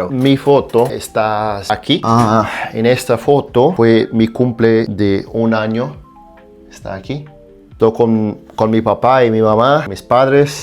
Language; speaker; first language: Spanish; non-native, fluent; Portuguese